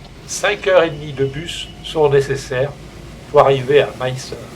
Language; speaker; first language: French; native; French